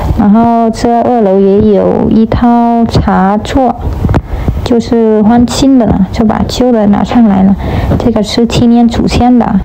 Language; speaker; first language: Chinese; non-native, fluent; Vietnamese